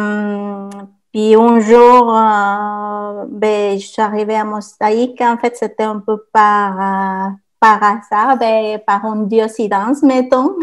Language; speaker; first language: French; non-native, fluent; Spanish